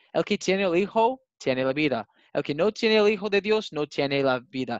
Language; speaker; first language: Spanish; non-native, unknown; English